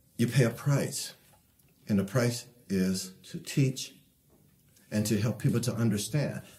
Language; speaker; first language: English; native; English